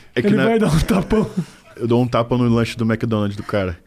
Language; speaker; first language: Portuguese; native; Portuguese